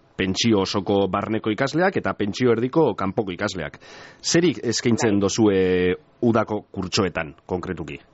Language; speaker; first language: Basque; native; Basque